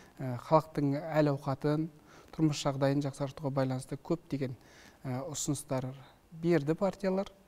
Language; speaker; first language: Kazakh; native; Kazakh